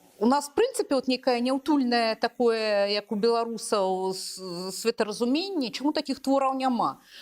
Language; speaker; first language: Belarusian; non-native, local second language; Russian